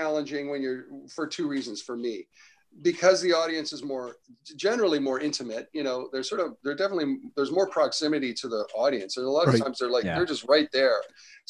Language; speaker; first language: English; native; English